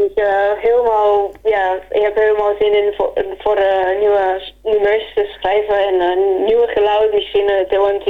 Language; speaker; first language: Dutch; non-native, fluent; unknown